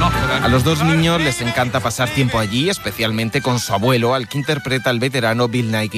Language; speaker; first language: Spanish; native; Spanish